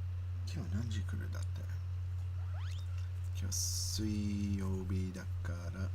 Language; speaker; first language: Japanese; non-native, learner; English